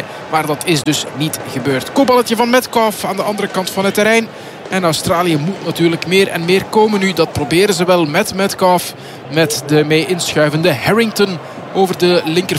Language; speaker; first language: Dutch; native; Dutch